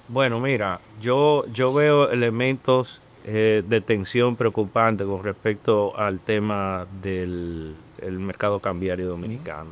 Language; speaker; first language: Spanish; native; Spanish